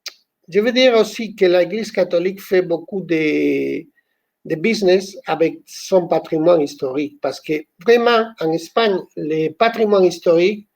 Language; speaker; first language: French; non-native, fluent; Spanish